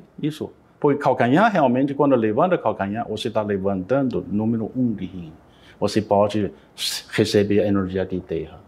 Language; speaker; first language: Portuguese; non-native, learner; Chinese